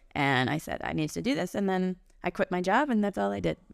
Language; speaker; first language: English; early bilingual, other home language; German